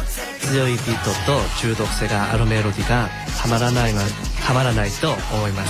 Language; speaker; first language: Japanese; non-native, learner; Korean